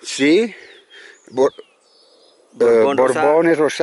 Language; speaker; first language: Spanish; non-native, learner; Italian